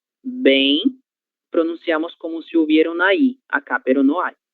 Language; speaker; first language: Spanish; non-native, learner; Portuguese